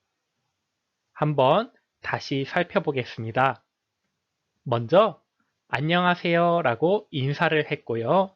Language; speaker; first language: Korean; native; Korean